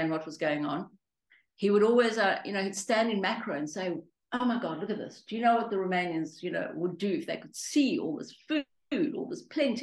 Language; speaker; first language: English; early bilingual, other home language; Greek